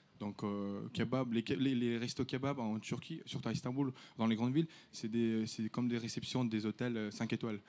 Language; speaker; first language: French; early bilingual, other home language; Turkish